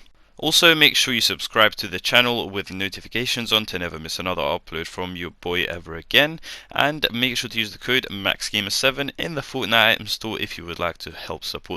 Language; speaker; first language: English; native; English